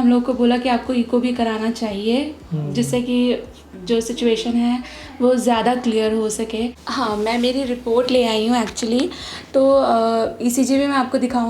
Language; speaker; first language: Hindi; native; Hindi